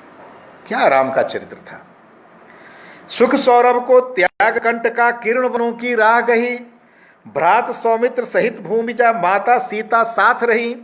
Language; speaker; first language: Hindi; native; Hindi